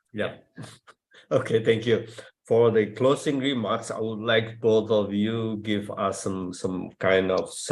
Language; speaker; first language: English; non-native, fluent; Indonesian